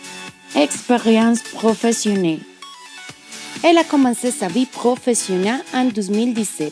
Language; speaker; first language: French; non-native, learner; Spanish